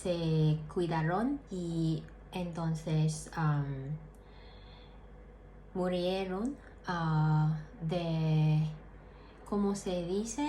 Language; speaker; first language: Spanish; non-native, learner; Cantonese